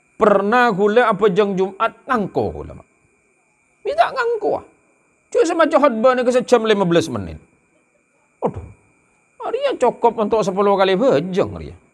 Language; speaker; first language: Indonesian; native; Indonesian